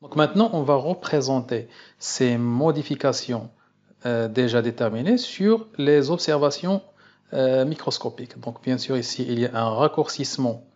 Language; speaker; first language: French; non-native, local second language; Arabic